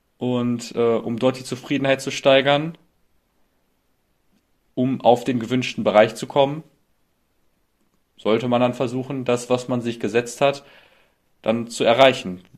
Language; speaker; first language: German; native; German